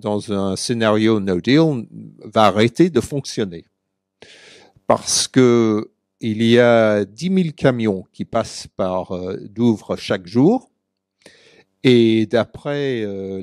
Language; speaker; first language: French; early bilingual, other home language; English